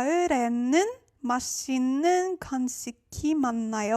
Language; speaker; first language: Korean; non-native, learner; French